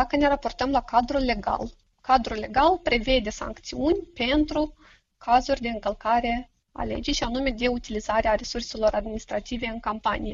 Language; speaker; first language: Romanian; native; Romanian